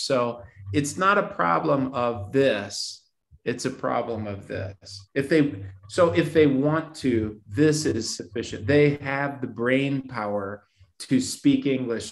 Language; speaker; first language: English; native; English